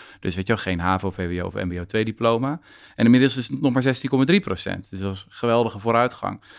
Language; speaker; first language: Dutch; native; Dutch